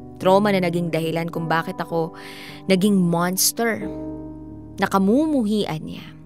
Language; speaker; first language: Filipino; native; Filipino